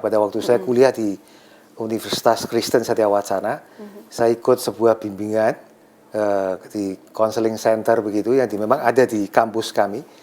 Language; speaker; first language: Indonesian; native; Indonesian